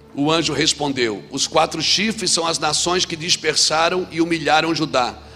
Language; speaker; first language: Portuguese; native; Portuguese